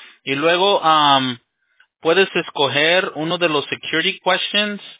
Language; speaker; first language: Spanish; early bilingual, heritage; Spanish